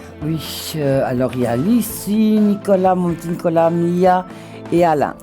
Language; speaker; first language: French; non-native, learner; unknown